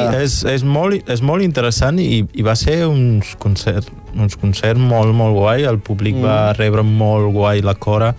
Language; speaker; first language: Catalan; non-native, fluent; Mandingo